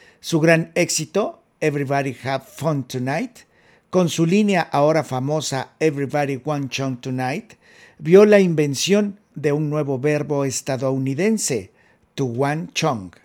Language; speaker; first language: Spanish; native; Spanish